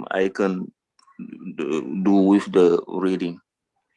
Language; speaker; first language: English; non-native, fluent; French